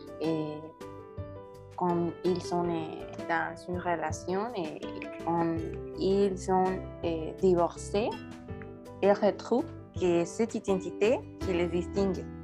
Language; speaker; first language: French; non-native, learner; Spanish